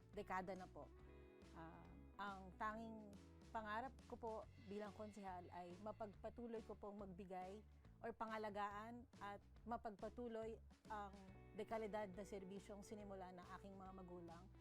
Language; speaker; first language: Filipino; native; Filipino